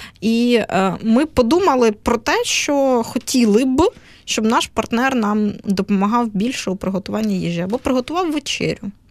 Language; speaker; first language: Ukrainian; native; Ukrainian